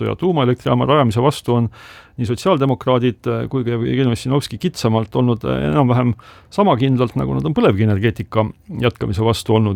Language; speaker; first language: Estonian; native; Estonian